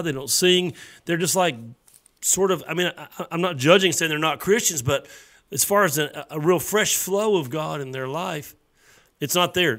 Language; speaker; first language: English; native; English